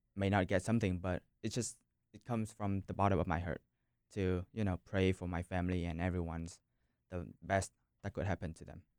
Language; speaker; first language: English; non-native, fluent; Vietnamese